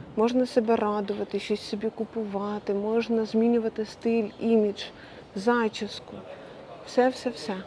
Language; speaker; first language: Ukrainian; non-native, local second language; Russian